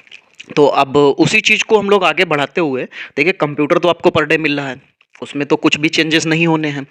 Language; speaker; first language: Hindi; native; Hindi